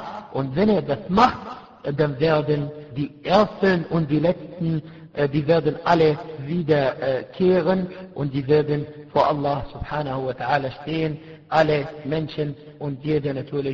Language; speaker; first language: German; non-native, fluent; Arabic